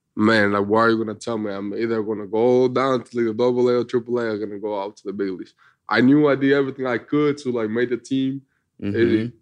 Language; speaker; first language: English; early bilingual, other home language; Spanish